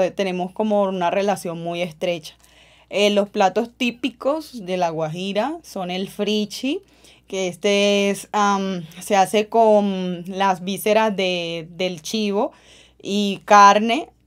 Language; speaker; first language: Spanish; native; Spanish